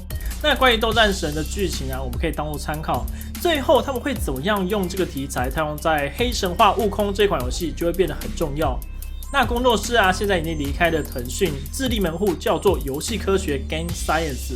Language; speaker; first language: Chinese; native; Chinese